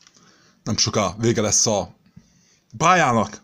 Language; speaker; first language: Hungarian; non-native, learner; Serbian